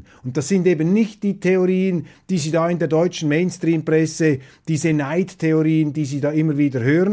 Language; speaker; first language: German; non-native, local second language; Swiss German